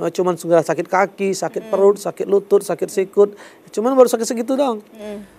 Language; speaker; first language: Indonesian; native; Indonesian